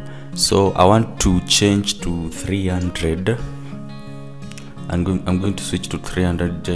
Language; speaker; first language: English; non-native, local second language; Swahili